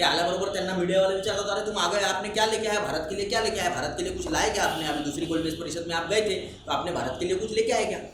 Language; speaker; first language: Hindi; non-native, local second language; Marathi